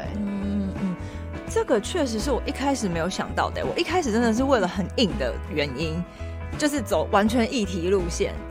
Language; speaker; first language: Chinese; native; Chinese